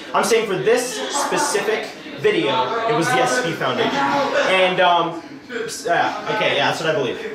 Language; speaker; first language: English; native; English